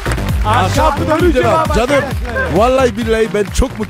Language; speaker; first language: Turkish; non-native, learner; French